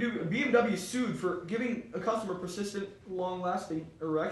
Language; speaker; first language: English; native; English